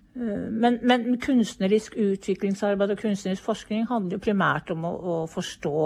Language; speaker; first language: Norwegian; native; Norwegian